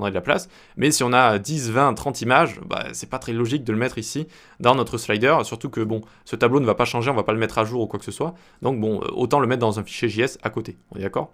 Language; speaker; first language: French; native; French